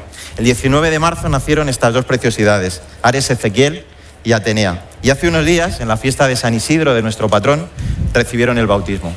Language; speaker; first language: Spanish; native; Spanish